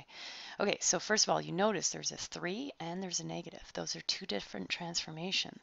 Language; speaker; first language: English; native; English